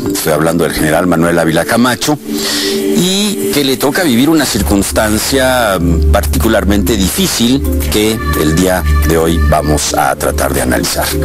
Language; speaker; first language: Spanish; native; Spanish